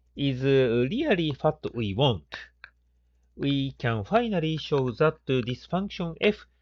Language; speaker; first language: English; non-native, fluent; Japanese